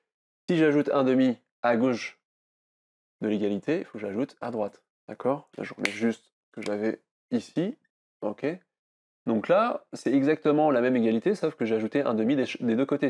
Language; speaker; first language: French; native; French